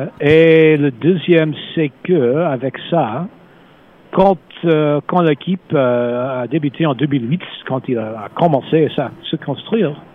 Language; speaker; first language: French; non-native, fluent; English